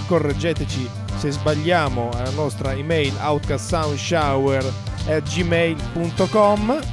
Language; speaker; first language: Italian; native; Italian